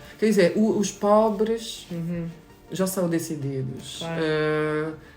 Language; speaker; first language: Portuguese; non-native, fluent; Italian